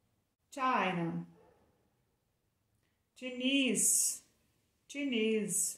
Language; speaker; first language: English; non-native, fluent; Portuguese